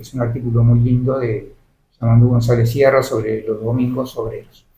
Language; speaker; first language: Spanish; native; Spanish